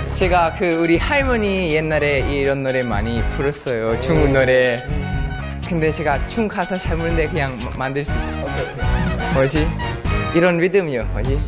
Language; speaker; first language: Korean; non-native, learner; Thai